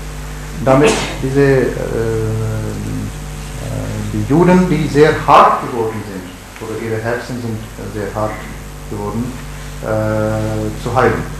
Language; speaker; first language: German; non-native, learner; Urdu